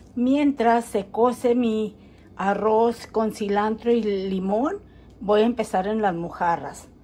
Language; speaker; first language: Spanish; early bilingual, other home language; English